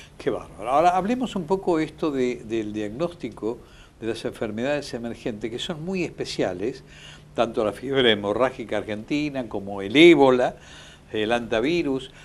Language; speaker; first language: Spanish; native; Spanish